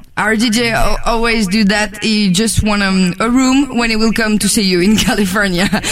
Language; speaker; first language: English; non-native, fluent; French